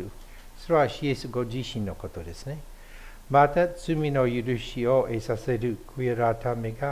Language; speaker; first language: Japanese; non-native, fluent; English